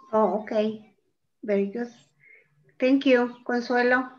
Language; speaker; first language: English; non-native, fluent; Spanish